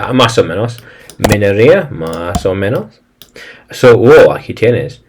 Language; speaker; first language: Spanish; non-native, learner; English